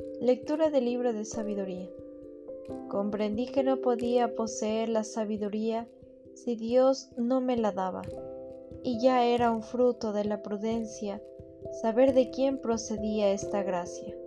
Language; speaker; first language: Spanish; native; Spanish